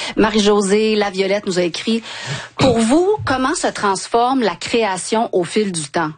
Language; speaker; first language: French; native; French